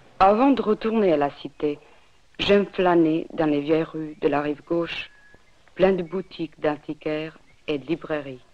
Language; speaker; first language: French; non-native, fluent; Serbian